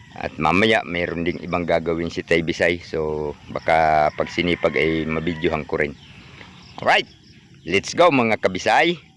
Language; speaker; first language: Filipino; non-native, local second language; Cebuano